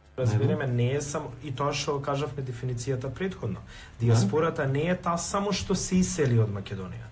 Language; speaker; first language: Macedonian; early bilingual, heritage; Macedonian